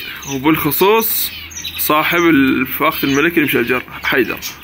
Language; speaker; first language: Arabic; native; Arabic